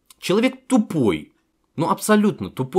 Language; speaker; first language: Russian; native; Russian